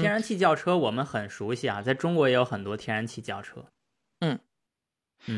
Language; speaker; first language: Chinese; native; Chinese